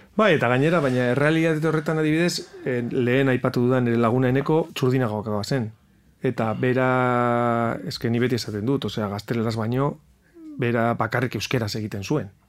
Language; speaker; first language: Basque; non-native, local second language; Spanish